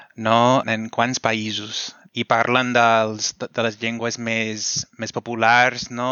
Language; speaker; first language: Catalan; non-native, fluent; English